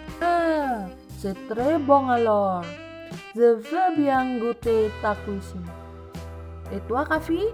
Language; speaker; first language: French; non-native, learner; Indonesian